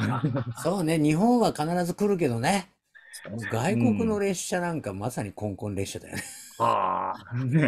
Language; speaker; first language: Japanese; native; Japanese